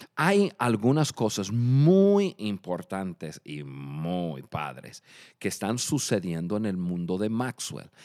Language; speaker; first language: Spanish; non-native, fluent; English